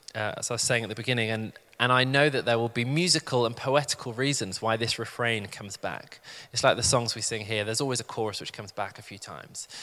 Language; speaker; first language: English; native; English